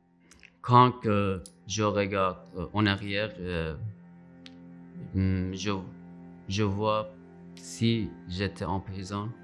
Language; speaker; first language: French; non-native, learner; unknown